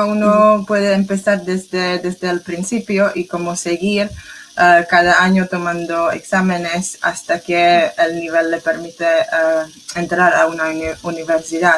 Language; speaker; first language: Spanish; non-native, fluent; English